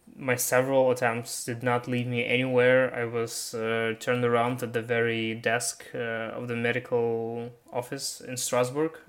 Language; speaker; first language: English; non-native, fluent; Russian